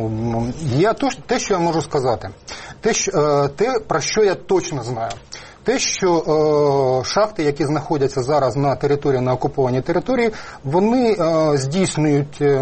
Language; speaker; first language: Ukrainian; native; Ukrainian